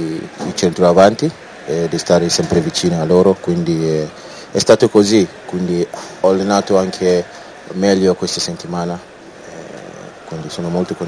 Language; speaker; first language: Italian; non-native, learner; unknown